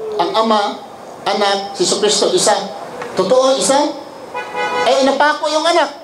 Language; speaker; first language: Filipino; non-native, local second language; Cebuano